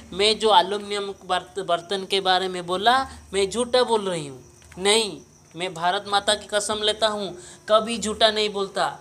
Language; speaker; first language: Hindi; non-native, local second language; Odia